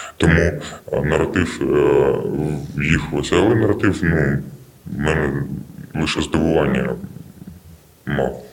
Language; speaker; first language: Ukrainian; non-native, local second language; Russian